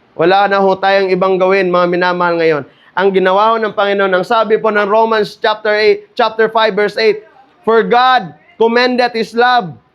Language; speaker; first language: Filipino; non-native, local second language; Cebuano